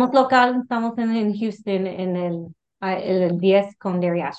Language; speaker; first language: Spanish; early bilingual, heritage; English